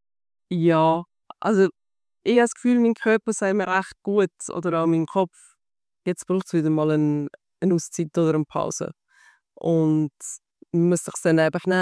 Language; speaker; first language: German; native; German